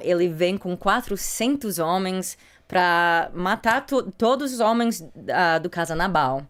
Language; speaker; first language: Portuguese; non-native, fluent; English